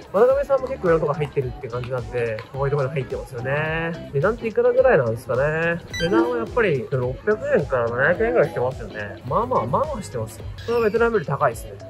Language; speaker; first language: Japanese; native; Japanese